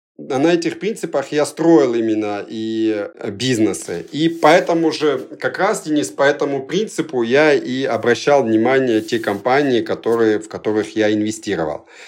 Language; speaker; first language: Russian; early bilingual, other home language; Georgian